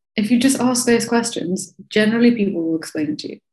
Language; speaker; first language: English; non-native, fluent; Russian